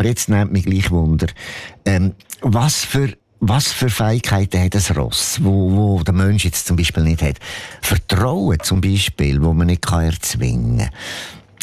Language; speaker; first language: German; native; German